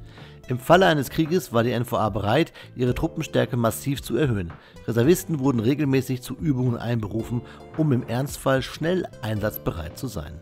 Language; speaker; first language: German; native; German